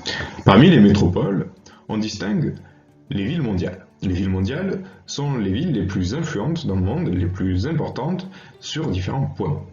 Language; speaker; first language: French; native; French